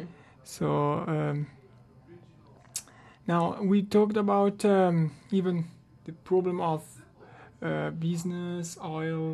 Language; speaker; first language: English; non-native, learner; Italian